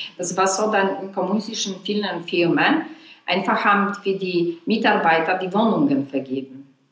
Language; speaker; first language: German; non-native, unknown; Polish